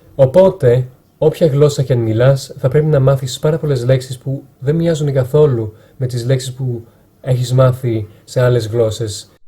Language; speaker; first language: Greek; non-native, fluent; French